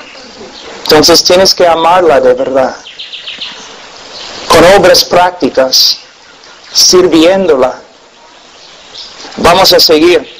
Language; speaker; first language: Spanish; non-native, fluent; English